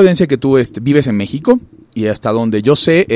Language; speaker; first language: Spanish; native; Spanish